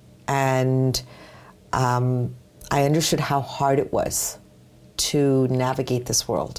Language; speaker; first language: English; native; English